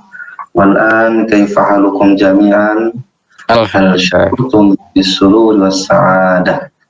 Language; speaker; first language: Arabic; non-native, learner; Indonesian